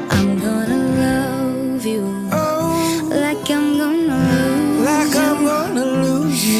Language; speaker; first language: English; non-native, learner; Indonesian